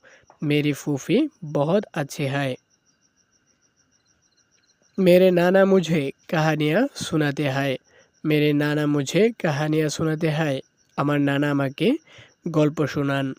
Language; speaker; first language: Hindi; non-native, learner; Bangla